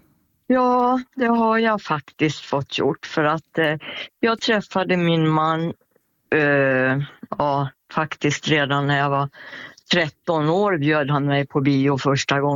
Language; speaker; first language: Swedish; native; Swedish